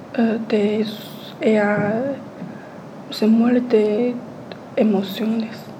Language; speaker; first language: Spanish; non-native, learner; Chinese